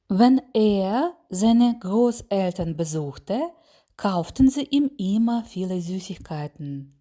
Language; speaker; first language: German; non-native, fluent; Ukrainian